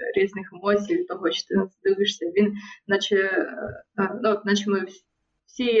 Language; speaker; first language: Ukrainian; non-native, local second language; Russian